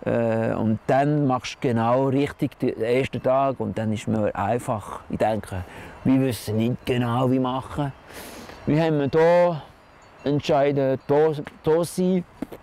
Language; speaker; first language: German; non-native, local second language; French